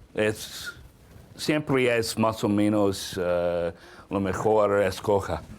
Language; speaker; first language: Spanish; non-native, learner; English